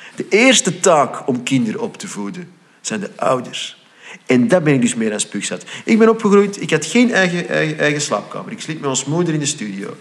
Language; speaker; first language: Dutch; native; Dutch